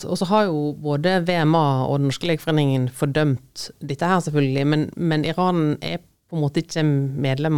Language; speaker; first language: Norwegian; native; Norwegian